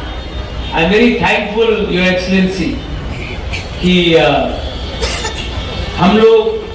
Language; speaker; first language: Hindi; non-native, local second language; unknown